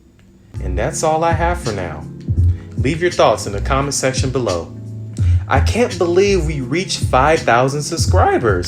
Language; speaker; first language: English; native; English